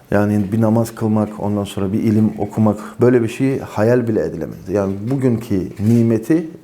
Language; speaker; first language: Turkish; non-native, fluent; Avaric